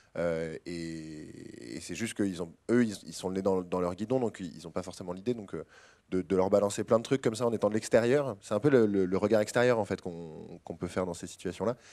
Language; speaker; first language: French; native; French